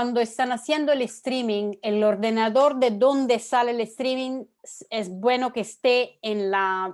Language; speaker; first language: Spanish; non-native, fluent; Italian